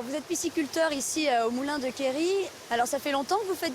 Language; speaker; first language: French; native; French